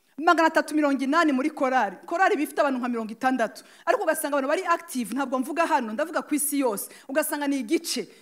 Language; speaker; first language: Kinyarwanda; native; Kinyarwanda